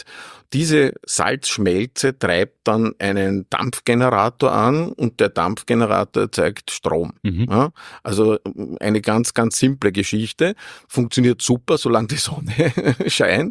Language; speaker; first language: German; native; German